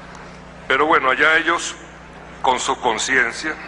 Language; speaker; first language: Spanish; native; Spanish